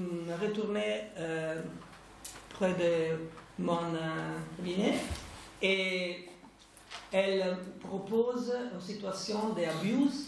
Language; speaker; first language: French; non-native, fluent; Italian